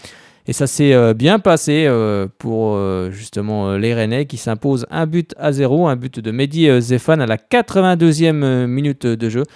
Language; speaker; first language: French; native; French